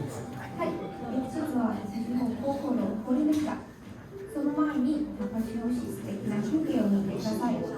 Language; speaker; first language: Japanese; non-native, learner; Chinese